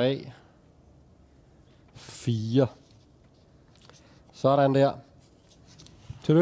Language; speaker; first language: Danish; native; Danish